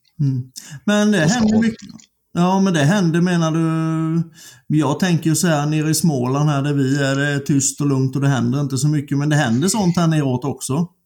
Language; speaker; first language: Swedish; native; Swedish